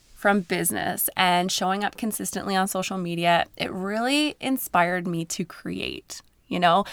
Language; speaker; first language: English; native; English